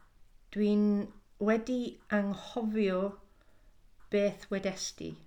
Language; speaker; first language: Welsh; non-native, learner; English